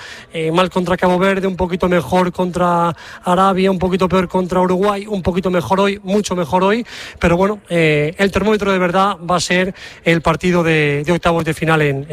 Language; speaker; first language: Spanish; native; Spanish